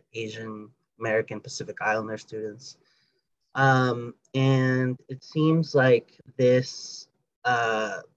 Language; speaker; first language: English; early bilingual, other home language; Spanish